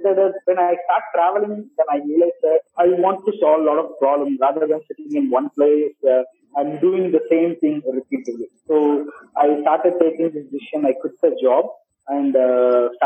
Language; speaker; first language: English; non-native, local second language; Tamil